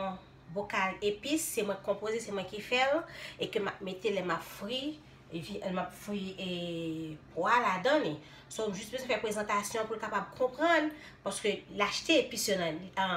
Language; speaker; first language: French; non-native, local second language; Haitian Creole